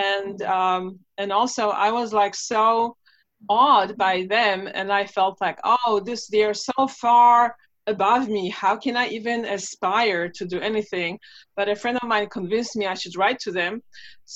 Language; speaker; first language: English; non-native, fluent; Polish